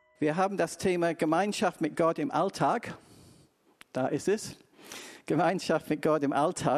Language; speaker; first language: German; non-native, fluent; English